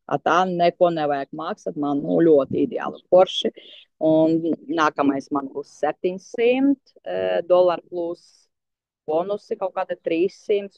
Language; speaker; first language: Latvian; non-native, local second language; Russian